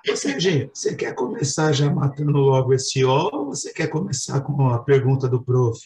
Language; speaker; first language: Portuguese; native; Portuguese